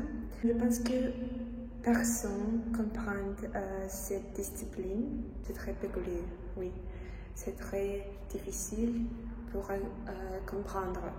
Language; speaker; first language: French; non-native, learner; Russian